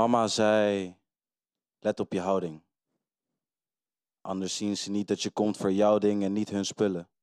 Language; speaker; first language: Dutch; native; Dutch